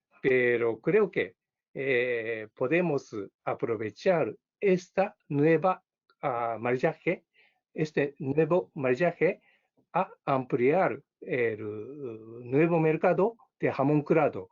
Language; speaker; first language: Spanish; non-native, learner; Japanese